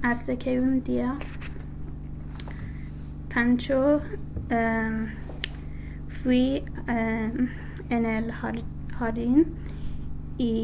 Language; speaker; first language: Spanish; non-native, learner; English